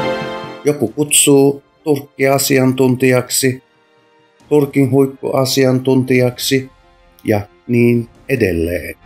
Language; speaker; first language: Finnish; non-native, fluent; Turkish